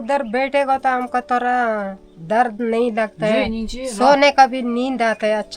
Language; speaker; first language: Hindi; non-native, local second language; Tibetan